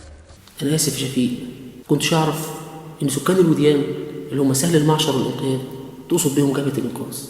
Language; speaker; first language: Arabic; native; Arabic